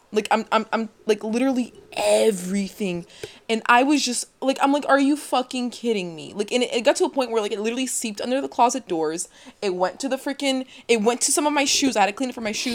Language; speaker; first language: English; early bilingual, other home language; Spanish